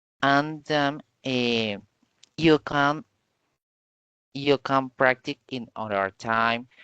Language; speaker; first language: English; non-native, learner; Spanish